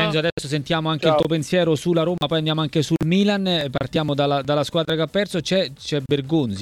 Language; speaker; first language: Italian; native; Italian